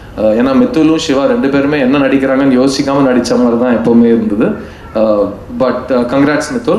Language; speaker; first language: Tamil; native; Tamil